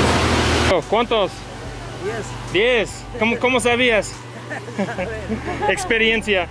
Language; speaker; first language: Spanish; non-native, learner; English